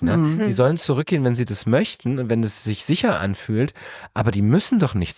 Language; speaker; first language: German; native; German